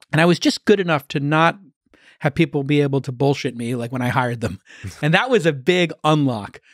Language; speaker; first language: English; native; English